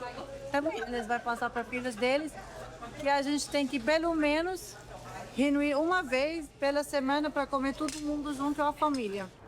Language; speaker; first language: Portuguese; non-native, learner; Arabic